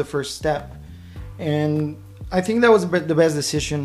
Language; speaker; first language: English; non-native, fluent; Spanish